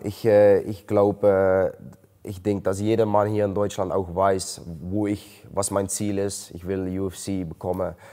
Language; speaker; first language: German; non-native, learner; Dutch